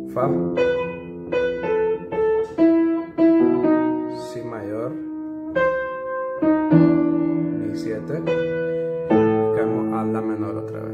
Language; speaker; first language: Spanish; native; Spanish